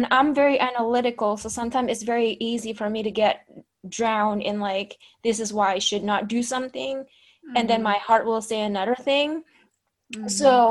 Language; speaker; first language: English; non-native, fluent; Indonesian